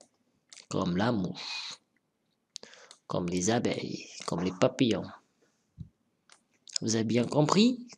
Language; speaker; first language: French; non-native, local second language; Arabic